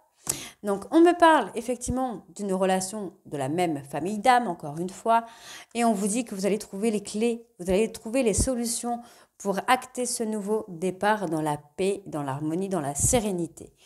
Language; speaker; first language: French; native; French